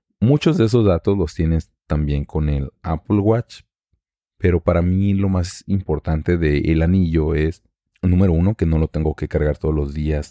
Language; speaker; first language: Spanish; native; Spanish